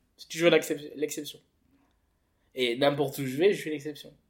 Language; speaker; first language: French; early bilingual, other home language; English